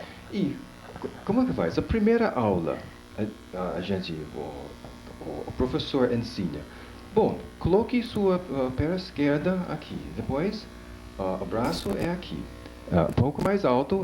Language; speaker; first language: Portuguese; non-native, fluent; English